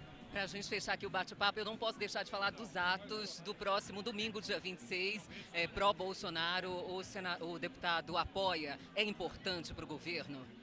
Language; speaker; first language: Portuguese; native; Portuguese